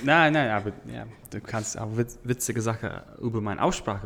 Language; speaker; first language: German; non-native, learner; English